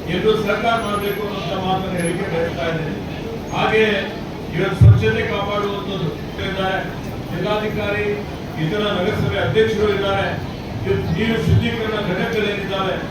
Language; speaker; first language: Kannada; native; Kannada